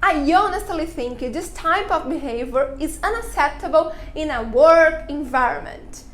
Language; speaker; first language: English; non-native, fluent; Portuguese